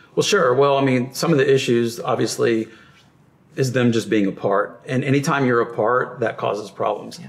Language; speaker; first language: English; native; English